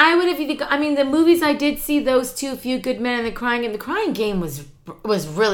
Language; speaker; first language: English; native; English